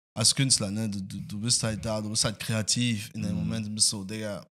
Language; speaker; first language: German; non-native, fluent; French